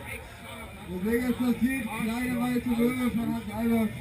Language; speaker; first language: German; native; German